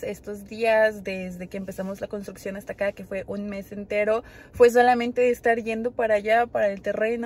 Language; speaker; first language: Spanish; native; Spanish